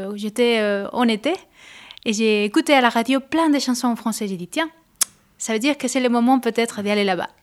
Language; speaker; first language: French; non-native, fluent; Spanish